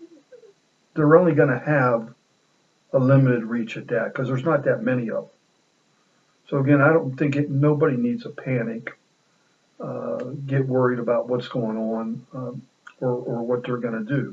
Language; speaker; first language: English; native; English